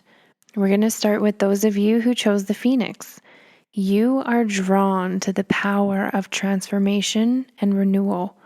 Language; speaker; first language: English; native; English